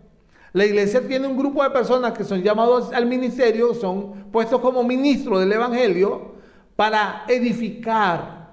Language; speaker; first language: Spanish; native; Spanish